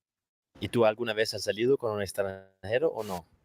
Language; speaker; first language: Spanish; non-native, learner; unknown